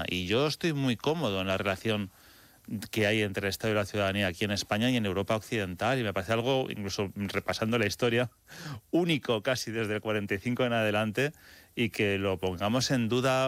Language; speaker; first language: Spanish; native; Spanish